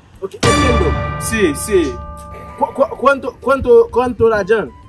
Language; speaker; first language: Spanish; non-native, learner; Haitian Creole